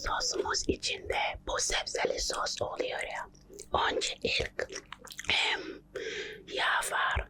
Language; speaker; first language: Turkish; non-native, learner; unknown